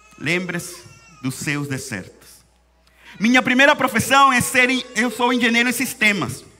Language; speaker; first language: Portuguese; non-native, fluent; Spanish